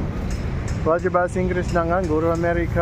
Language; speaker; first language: Indonesian; non-native, learner; English